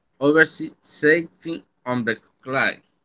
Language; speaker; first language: English; non-native, learner; Spanish